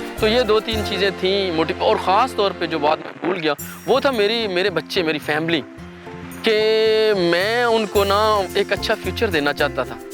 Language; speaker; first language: Urdu; non-native, local second language; Punjabi